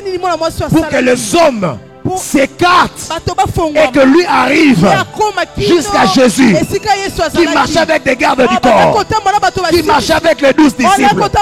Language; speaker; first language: French; non-native, local second language; Lingala